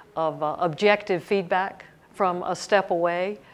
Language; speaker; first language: English; native; English